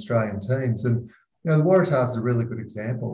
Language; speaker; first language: English; native; English